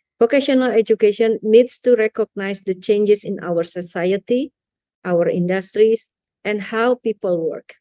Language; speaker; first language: English; non-native, fluent; Indonesian